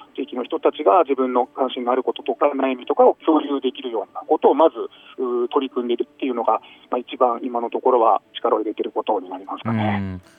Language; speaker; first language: Japanese; native; Japanese